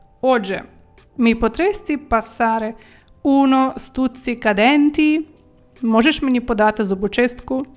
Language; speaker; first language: Italian; non-native, fluent; Ukrainian